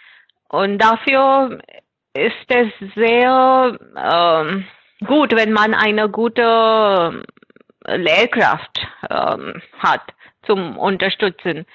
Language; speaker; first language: German; non-native, fluent; Marathi